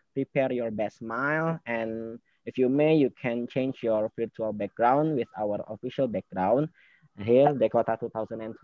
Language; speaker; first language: English; non-native, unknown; Indonesian